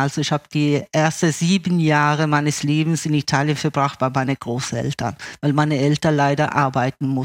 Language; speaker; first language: German; early bilingual, other home language; Italian